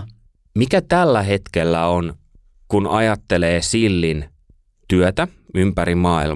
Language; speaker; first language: Finnish; native; Finnish